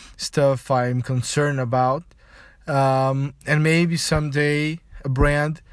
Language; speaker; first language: English; non-native, fluent; Portuguese